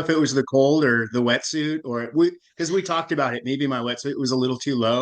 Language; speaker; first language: English; native; English